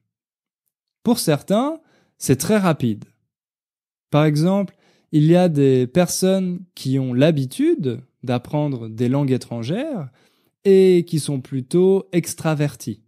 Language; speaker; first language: French; native; French